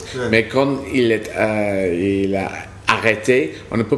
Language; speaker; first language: French; non-native, learner; English